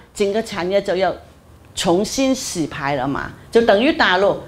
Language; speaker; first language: Chinese; non-native, fluent; Cantonese